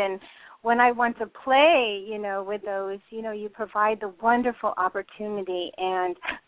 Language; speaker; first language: English; native; English